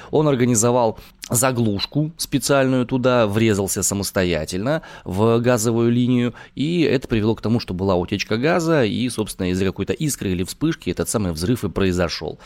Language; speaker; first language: Russian; native; Russian